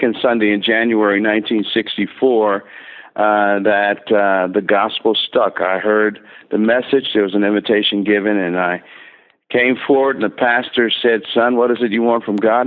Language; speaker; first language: English; native; English